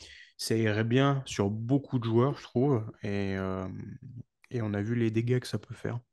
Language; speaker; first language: French; native; French